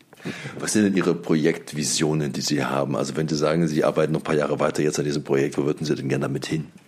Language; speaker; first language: German; native; German